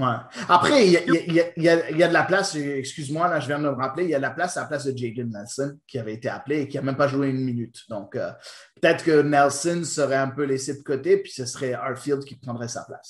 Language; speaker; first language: French; native; French